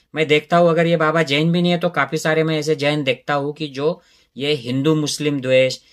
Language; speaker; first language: Hindi; non-native, local second language; Marathi